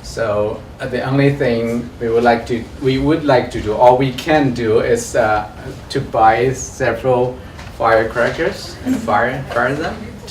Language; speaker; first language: English; non-native, learner; Chinese